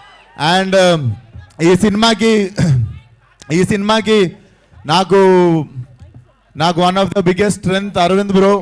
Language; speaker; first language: Telugu; native; Telugu